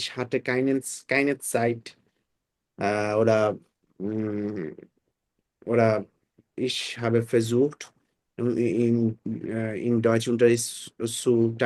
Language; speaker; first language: German; non-native, fluent; Bangla